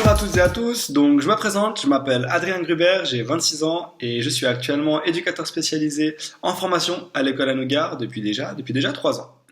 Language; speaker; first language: French; native; French